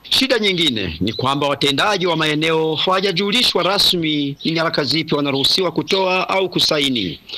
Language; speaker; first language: Swahili; non-native, local second language; Rundi